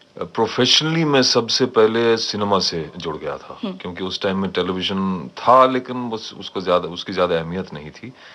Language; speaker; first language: Hindi; non-native, local second language; English